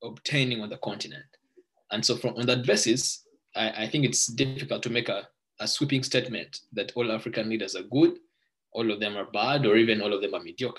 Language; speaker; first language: English; non-native, local second language; Ganda